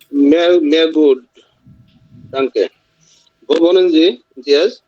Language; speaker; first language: German; non-native, learner; Bangla